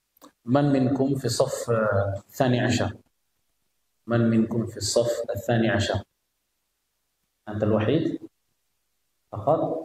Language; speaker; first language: Arabic; non-native, fluent; Indonesian